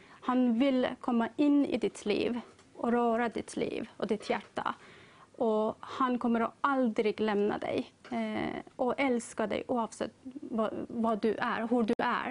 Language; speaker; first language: Swedish; non-native, learner; Persian